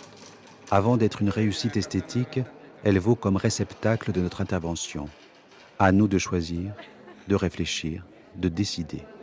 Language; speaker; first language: French; native; French